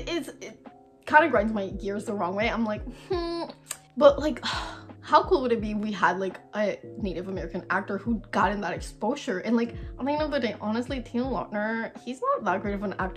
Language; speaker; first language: English; native; English